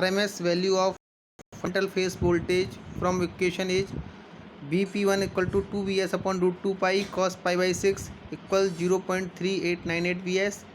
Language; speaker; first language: English; non-native, local second language; Hindi